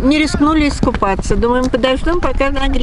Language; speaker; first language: Russian; native; Russian